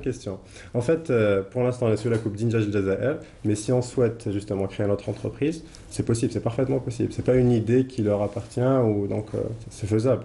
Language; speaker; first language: French; non-native, local second language; Arabic